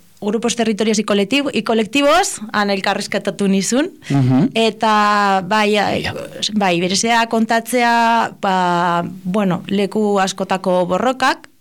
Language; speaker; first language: Basque; non-native, local second language; Spanish